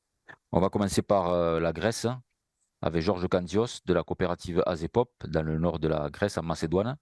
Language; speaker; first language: French; native; French